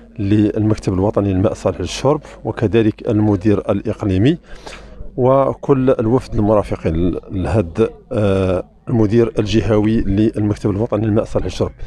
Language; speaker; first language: Arabic; native; Arabic